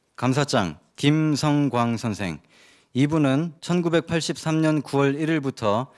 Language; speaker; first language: Korean; native; Korean